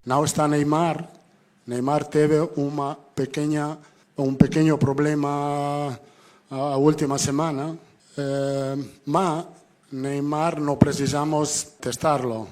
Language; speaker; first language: Portuguese; non-native, learner; Italian